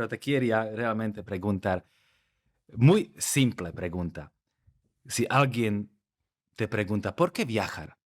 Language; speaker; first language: Spanish; non-native, fluent; Slovak